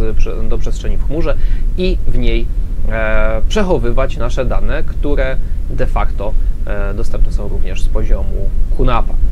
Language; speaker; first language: Polish; native; Polish